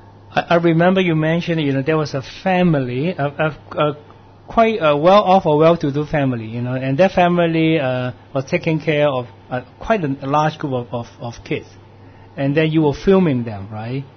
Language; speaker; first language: English; non-native, local second language; Cantonese